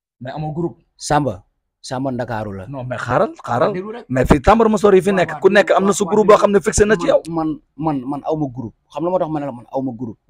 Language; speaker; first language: Wolof; native; Wolof